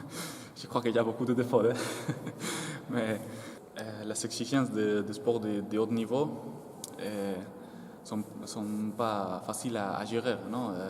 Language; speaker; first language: French; non-native, fluent; Spanish